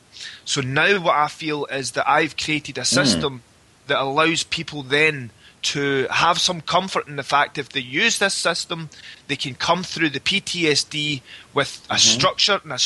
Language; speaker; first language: English; native; English